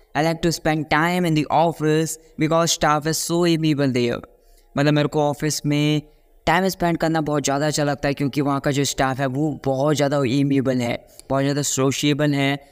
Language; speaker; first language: Hindi; native; Hindi